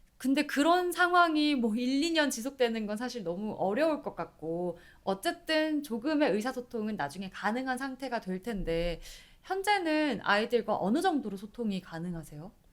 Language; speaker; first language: Korean; native; Korean